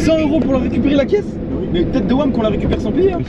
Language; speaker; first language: French; native; French